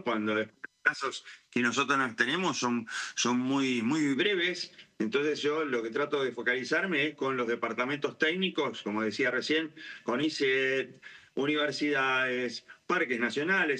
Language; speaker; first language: Spanish; native; Spanish